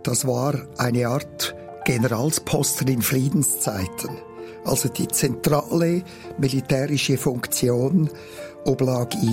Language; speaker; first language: German; native; German